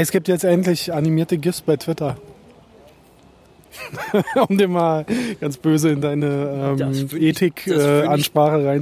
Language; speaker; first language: German; native; German